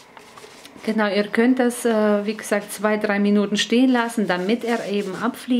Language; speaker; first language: German; native; German